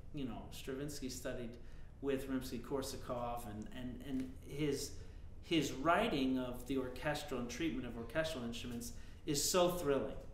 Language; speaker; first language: English; native; English